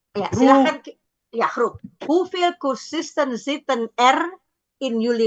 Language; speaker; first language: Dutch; non-native, fluent; Indonesian